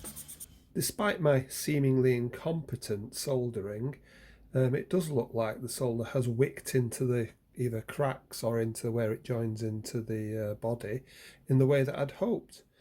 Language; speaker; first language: English; native; English